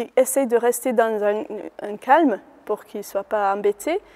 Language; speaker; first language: French; non-native, fluent; Hungarian